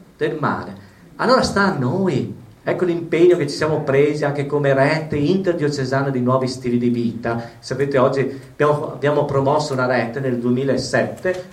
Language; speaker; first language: Italian; native; Italian